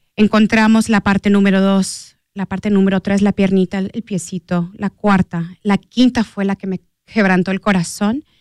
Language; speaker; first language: Spanish; early bilingual, heritage; Spanish